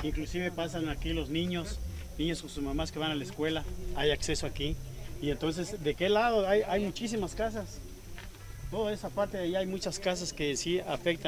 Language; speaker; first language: Spanish; native; Spanish